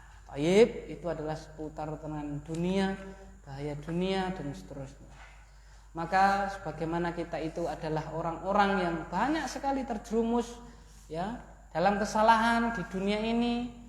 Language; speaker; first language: Indonesian; native; Indonesian